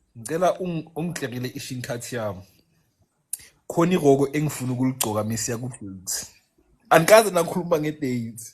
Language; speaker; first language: Zulu; native; Zulu